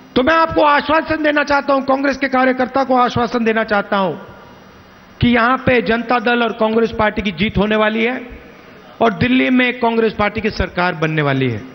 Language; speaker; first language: Hindi; native; Hindi